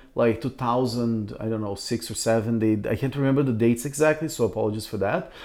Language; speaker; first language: English; non-native, fluent; Portuguese